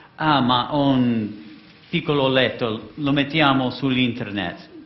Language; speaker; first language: Italian; non-native, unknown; English